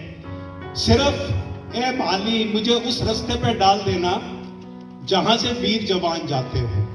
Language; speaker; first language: Hindi; native; Hindi